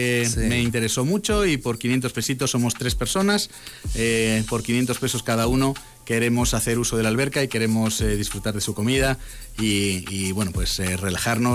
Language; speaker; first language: Spanish; native; Spanish